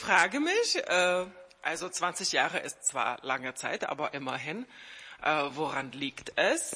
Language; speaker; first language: German; non-native, fluent; Czech